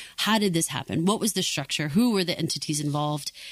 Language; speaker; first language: English; native; English